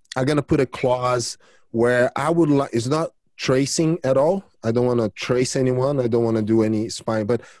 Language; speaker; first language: English; early bilingual, other home language; Portuguese